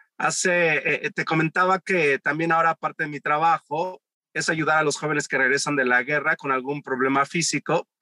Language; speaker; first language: Spanish; native; Spanish